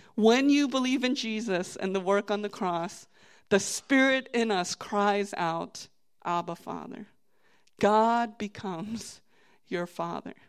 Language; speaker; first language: English; native; English